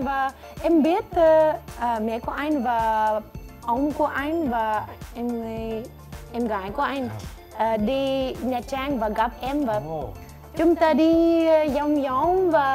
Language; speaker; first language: Vietnamese; non-native, learner; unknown